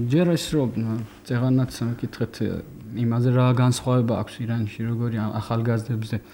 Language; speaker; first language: Georgian; early bilingual, heritage; Georgian